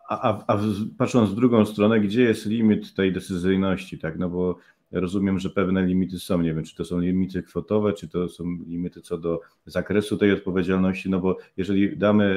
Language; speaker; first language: Polish; native; Polish